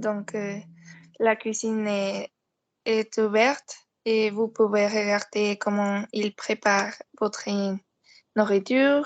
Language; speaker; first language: French; non-native, learner; Spanish